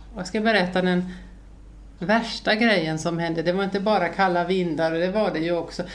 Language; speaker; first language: Swedish; early bilingual, other home language; Finnish